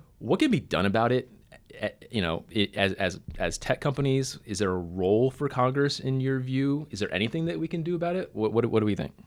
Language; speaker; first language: English; native; English